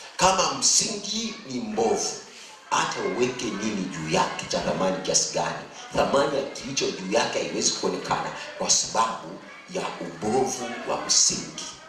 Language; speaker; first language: Swahili; native; Swahili